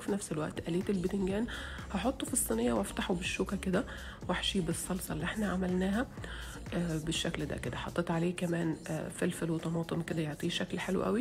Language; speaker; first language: Arabic; native; Arabic